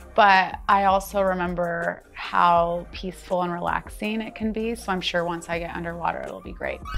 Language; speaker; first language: English; native; English